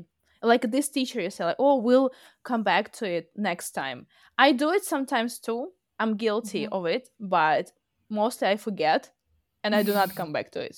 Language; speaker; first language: English; non-native, fluent; Russian